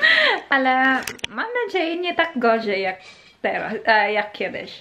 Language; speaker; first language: Polish; non-native, learner; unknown